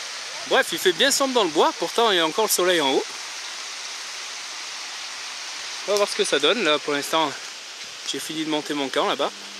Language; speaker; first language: French; native; French